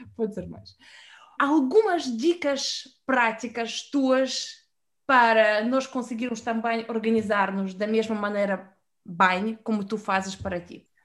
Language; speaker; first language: Portuguese; non-native, fluent; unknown